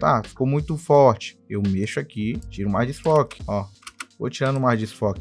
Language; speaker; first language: Portuguese; native; Portuguese